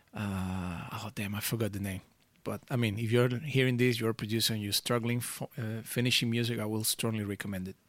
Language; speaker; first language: English; early bilingual, other home language; Portuguese